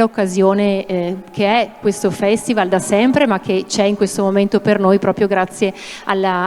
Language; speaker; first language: Italian; native; Italian